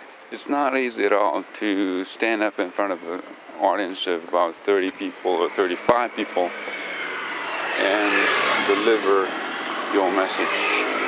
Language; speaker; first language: English; non-native, fluent; Japanese